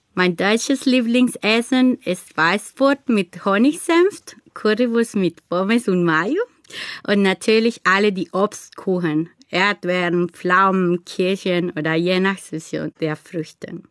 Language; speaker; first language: German; non-native, fluent; Spanish